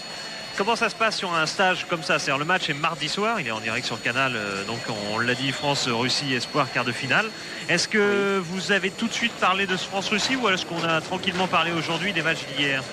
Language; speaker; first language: French; native; French